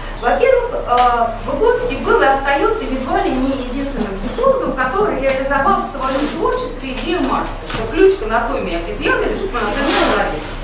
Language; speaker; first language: Russian; native; Russian